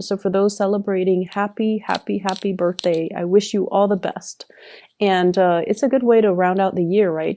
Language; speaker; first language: English; native; English